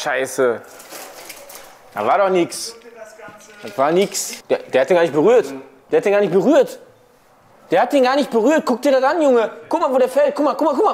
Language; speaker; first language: German; native; German